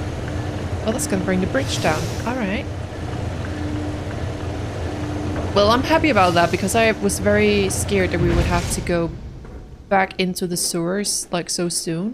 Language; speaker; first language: English; native; English